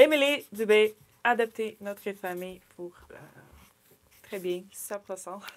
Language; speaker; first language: French; non-native, learner; Ukrainian